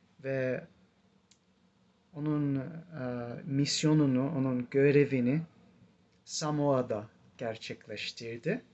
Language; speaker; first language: Turkish; non-native, fluent; English